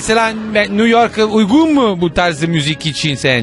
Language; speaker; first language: Turkish; non-native, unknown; Italian